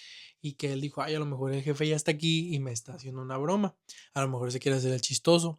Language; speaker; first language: Spanish; native; Spanish